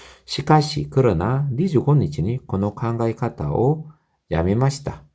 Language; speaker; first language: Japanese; non-native, fluent; Korean